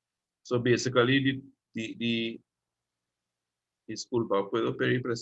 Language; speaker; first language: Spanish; non-native, fluent; English